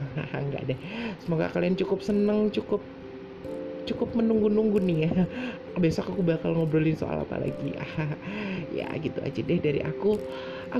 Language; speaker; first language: Indonesian; native; Indonesian